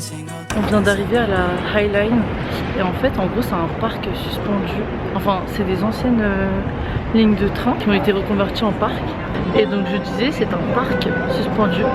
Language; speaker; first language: French; native; French